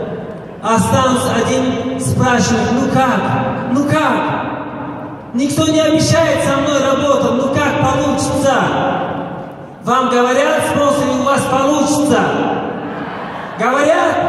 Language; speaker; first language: Russian; non-native, local second language; Tajik